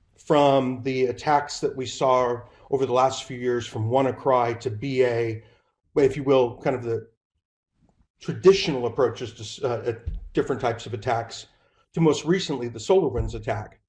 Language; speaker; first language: English; native; English